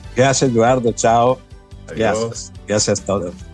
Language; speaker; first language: Spanish; non-native, learner; Italian